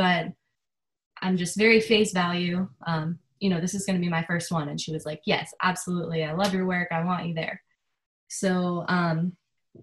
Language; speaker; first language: English; native; English